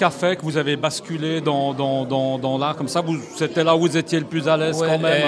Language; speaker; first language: French; native; French